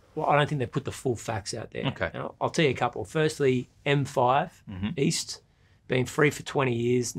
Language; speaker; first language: English; native; English